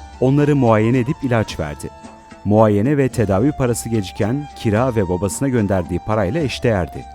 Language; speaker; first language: Turkish; native; Turkish